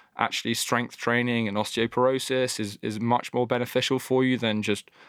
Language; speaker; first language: English; native; English